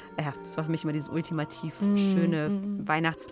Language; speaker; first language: German; native; German